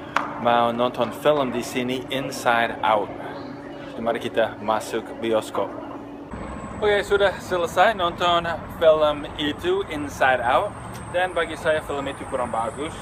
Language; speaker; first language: Indonesian; non-native, fluent; English